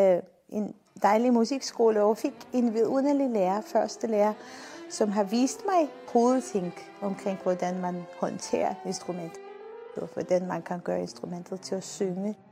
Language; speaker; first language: Danish; non-native, fluent; Armenian